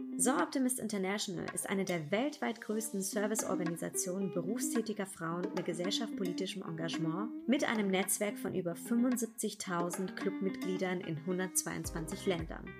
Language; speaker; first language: German; native; German